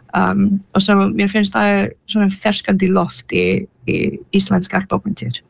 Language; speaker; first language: Icelandic; non-native, fluent; English